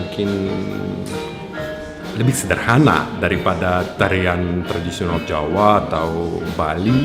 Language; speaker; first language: Indonesian; non-native, fluent; Russian